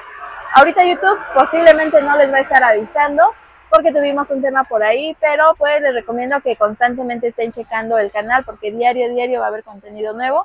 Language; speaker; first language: Spanish; native; Spanish